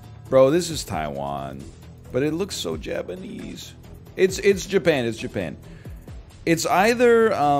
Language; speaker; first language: English; native; English